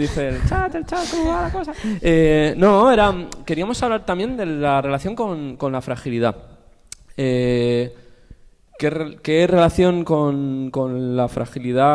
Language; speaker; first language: Spanish; native; Spanish